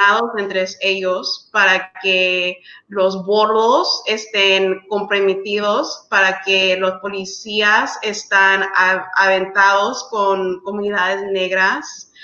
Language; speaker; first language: Spanish; early bilingual, heritage; English